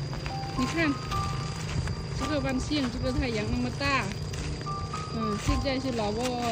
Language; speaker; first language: Chinese; non-native, learner; Lao